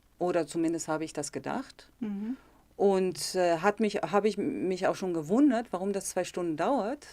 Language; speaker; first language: German; early bilingual, heritage; German